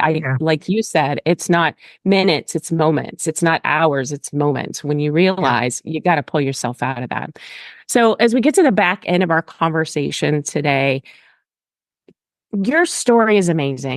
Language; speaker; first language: English; native; English